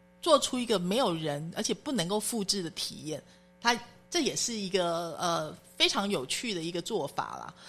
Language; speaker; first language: Chinese; native; Chinese